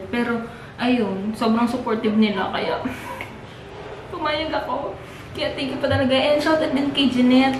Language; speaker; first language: Filipino; non-native, local second language; Bikol